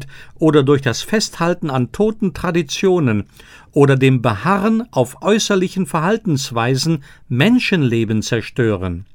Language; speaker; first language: German; native; German